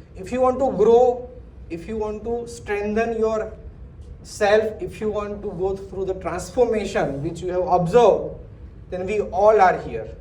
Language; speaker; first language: English; non-native, local second language; Gujarati